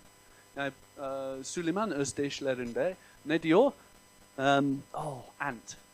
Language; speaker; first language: Turkish; non-native, fluent; English